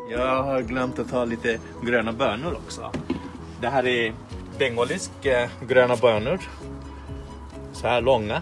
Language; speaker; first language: Swedish; non-native, fluent; Bangla